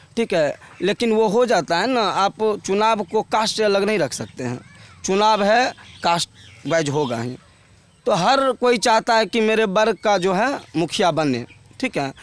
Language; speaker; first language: Hindi; native; Hindi